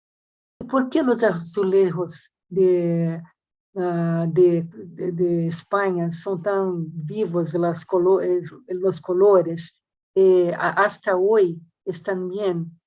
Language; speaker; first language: Spanish; non-native, learner; Portuguese